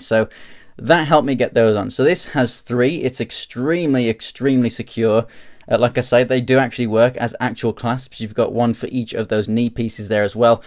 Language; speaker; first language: English; native; English